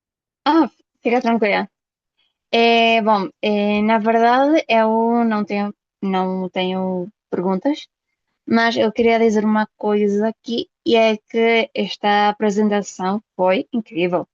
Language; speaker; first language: Portuguese; non-native, fluent; Spanish